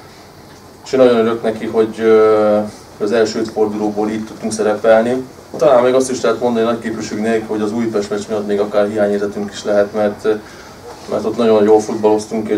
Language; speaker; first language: Hungarian; native; Hungarian